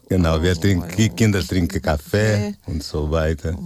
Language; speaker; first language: German; non-native, fluent; Portuguese